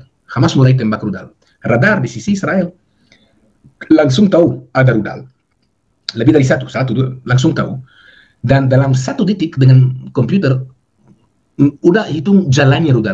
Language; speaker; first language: Indonesian; non-native, fluent; Hebrew